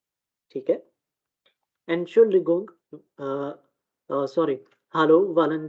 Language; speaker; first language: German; non-native, fluent; Urdu